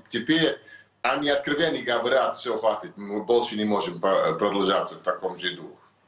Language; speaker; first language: Russian; non-native, fluent; English